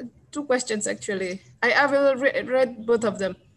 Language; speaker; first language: English; non-native, fluent; Indonesian